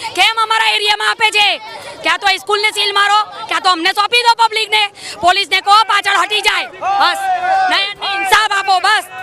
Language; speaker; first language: Gujarati; native; Gujarati